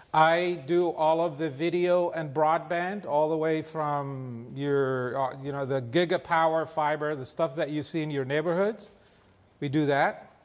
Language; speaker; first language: English; non-native, fluent; Arabic